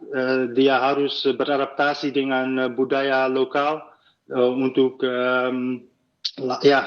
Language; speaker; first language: Indonesian; non-native, fluent; Dutch